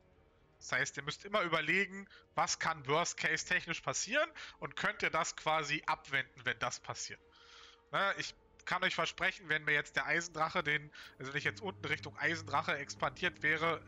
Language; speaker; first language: German; native; German